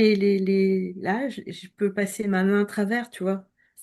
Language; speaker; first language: French; native; French